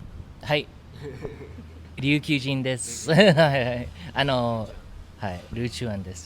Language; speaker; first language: Japanese; non-native, learner; English